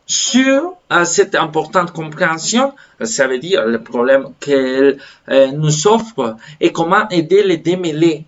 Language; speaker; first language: French; non-native, fluent; Spanish